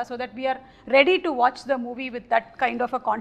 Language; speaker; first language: Telugu; native; Telugu